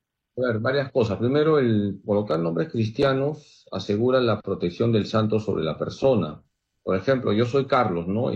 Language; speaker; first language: Spanish; native; Spanish